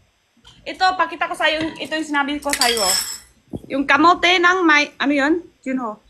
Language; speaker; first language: Filipino; non-native, learner; Chinese